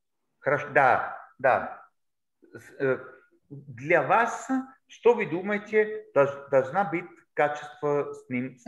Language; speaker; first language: Russian; non-native, learner; Bulgarian